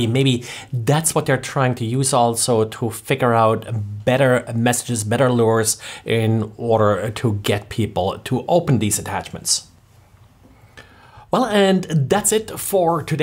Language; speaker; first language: English; non-native, fluent; German